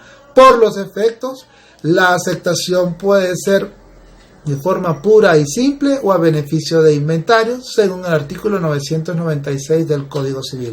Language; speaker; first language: Spanish; native; Spanish